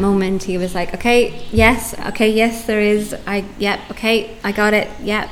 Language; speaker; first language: English; native; English